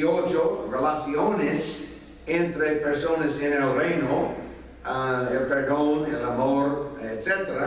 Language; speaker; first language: Spanish; non-native, fluent; English